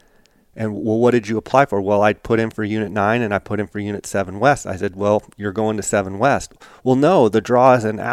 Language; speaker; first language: English; native; English